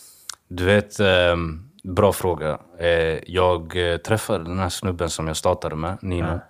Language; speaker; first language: Swedish; early bilingual, other home language; Swahili